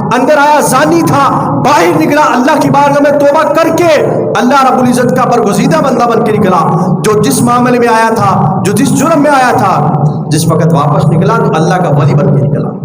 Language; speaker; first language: Urdu; non-native, local second language; Punjabi